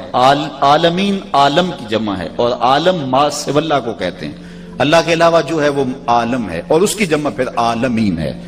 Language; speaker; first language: Urdu; non-native, local second language; Punjabi